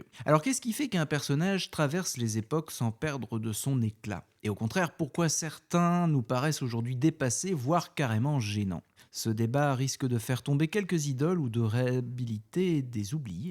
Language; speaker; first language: French; native; French